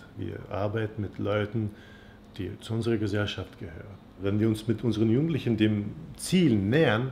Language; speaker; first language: German; non-native, fluent; Turkish